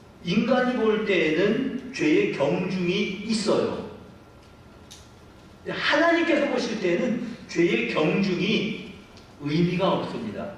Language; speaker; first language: Korean; native; Korean